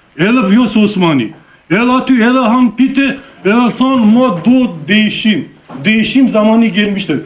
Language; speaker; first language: Albanian; non-native, local second language; Turkish